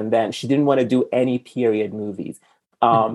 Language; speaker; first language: English; non-native, fluent; Arabic